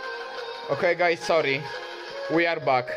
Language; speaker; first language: English; non-native, fluent; Polish